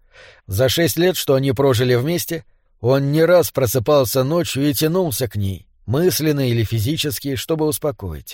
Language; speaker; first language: Russian; native; Russian